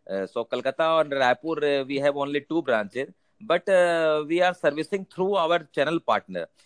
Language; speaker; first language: English; non-native, local second language; Hindi